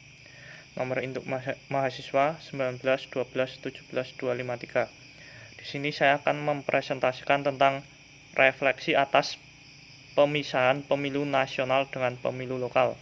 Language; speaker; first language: Indonesian; native; Indonesian